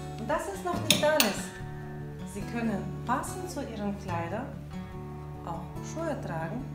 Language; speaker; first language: German; non-native, fluent; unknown